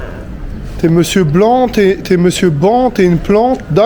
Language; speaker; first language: French; native; French